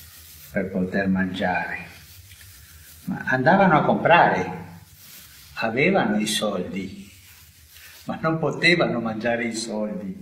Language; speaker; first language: Italian; non-native, fluent; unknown